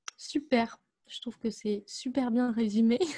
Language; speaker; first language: French; native; French